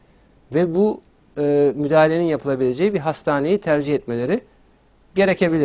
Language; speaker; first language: Turkish; native; Turkish